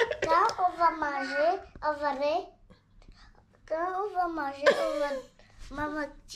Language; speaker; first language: French; early bilingual, heritage; French